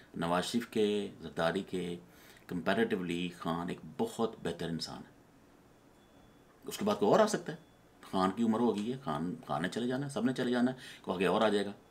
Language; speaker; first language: Urdu; native; Urdu